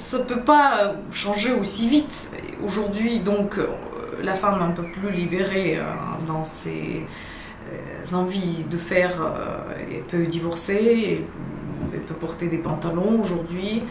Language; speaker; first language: French; non-native, fluent; Russian